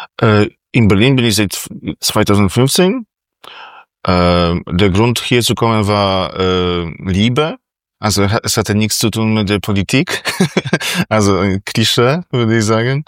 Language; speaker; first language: German; non-native, fluent; Polish